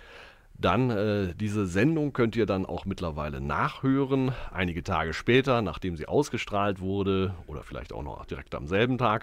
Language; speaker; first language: German; native; German